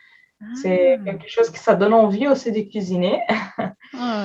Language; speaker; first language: French; non-native, fluent; Portuguese